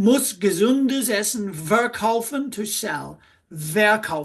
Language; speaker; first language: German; non-native, fluent; English